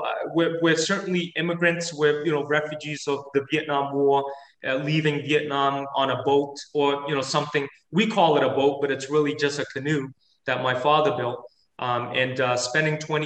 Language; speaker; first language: English; native; English